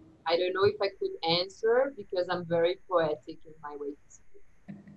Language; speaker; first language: English; non-native, fluent; Portuguese